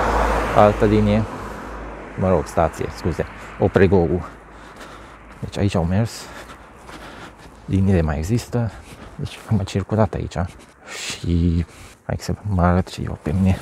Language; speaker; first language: Romanian; non-native, local second language; Hungarian